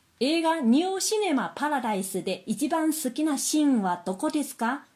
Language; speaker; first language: Japanese; non-native, fluent; Chinese